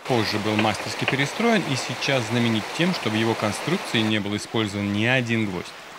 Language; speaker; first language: Russian; native; Russian